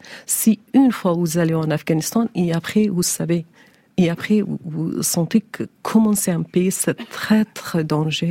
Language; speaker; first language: French; non-native, learner; Persian